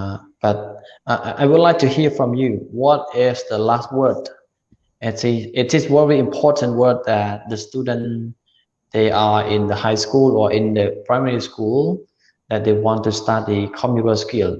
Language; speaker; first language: English; non-native, learner; Khmer